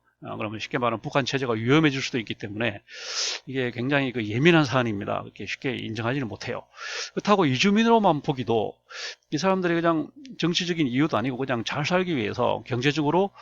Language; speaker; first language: Korean; native; Korean